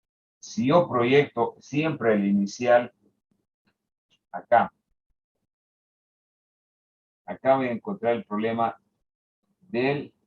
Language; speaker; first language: Spanish; native; Spanish